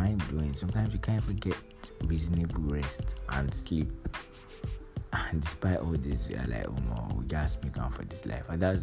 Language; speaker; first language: English; non-native, local second language; Yoruba